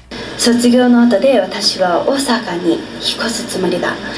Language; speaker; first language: Japanese; non-native, learner; English